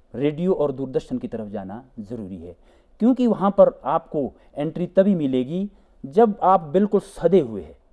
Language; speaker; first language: Hindi; native; Hindi